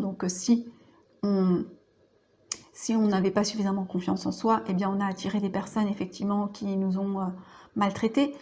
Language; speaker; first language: French; native; French